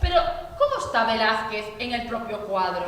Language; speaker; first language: Spanish; native; Spanish